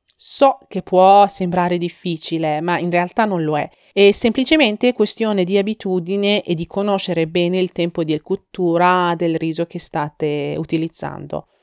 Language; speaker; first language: Italian; non-native, fluent; Persian